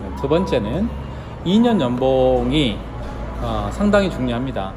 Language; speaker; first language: Korean; native; Korean